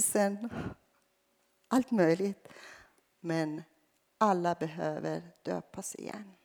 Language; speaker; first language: Swedish; non-native, fluent; Persian